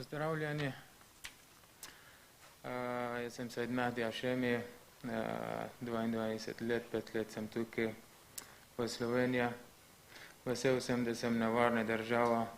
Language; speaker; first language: Slovenian; non-native, learner; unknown